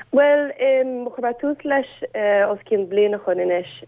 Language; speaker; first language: Irish; native; Irish